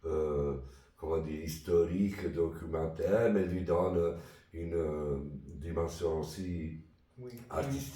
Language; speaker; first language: French; non-native, fluent; Italian